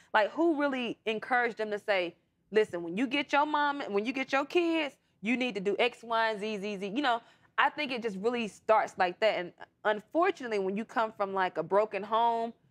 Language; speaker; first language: English; native; English